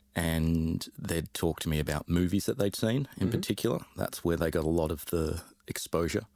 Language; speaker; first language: English; native; English